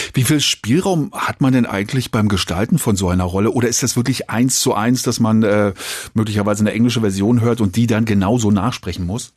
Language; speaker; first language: German; native; German